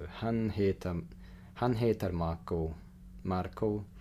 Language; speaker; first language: Swedish; non-native, learner; English